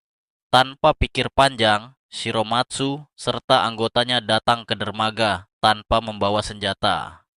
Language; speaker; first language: Indonesian; native; Indonesian